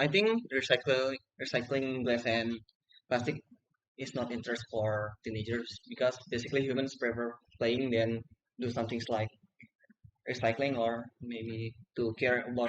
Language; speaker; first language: English; non-native, learner; Indonesian